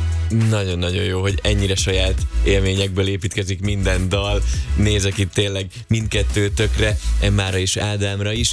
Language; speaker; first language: Hungarian; native; Hungarian